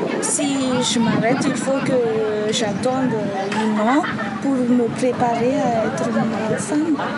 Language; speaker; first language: French; non-native, local second language; Malagasy